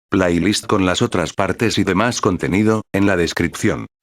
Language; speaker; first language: Spanish; native; Spanish